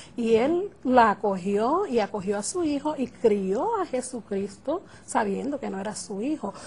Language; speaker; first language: Spanish; native; Spanish